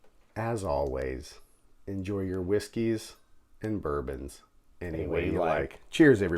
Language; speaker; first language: English; native; English